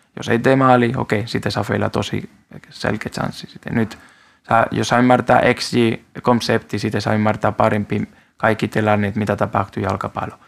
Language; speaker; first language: Finnish; non-native, learner; Spanish